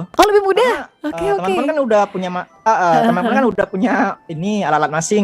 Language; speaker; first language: Indonesian; native; Indonesian